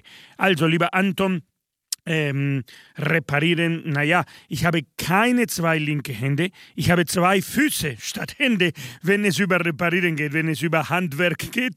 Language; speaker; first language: German; non-native, fluent; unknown